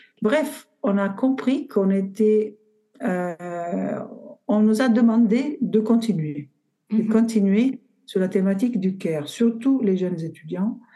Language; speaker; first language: French; non-native, fluent; Italian